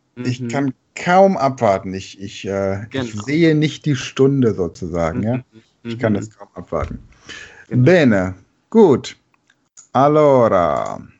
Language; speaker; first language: German; native; German